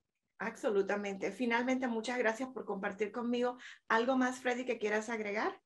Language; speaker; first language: Spanish; native; Spanish